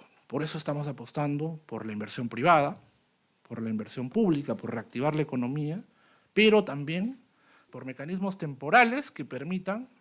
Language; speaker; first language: Spanish; native; Spanish